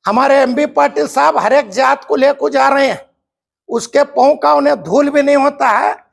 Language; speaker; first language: Hindi; non-native, local second language; Kannada